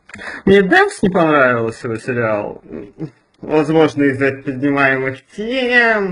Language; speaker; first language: Russian; native; Russian